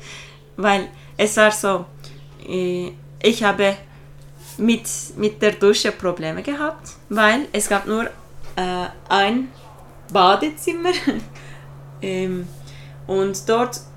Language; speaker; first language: German; non-native, fluent; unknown